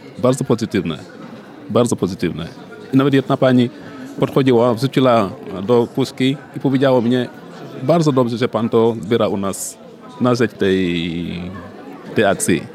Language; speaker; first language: Polish; non-native, fluent; Wolof